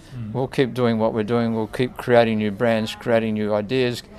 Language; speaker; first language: English; native; English